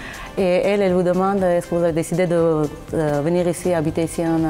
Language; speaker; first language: French; non-native, fluent; Armenian